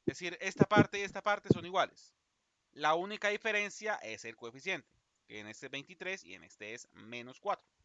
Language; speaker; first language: Spanish; native; Spanish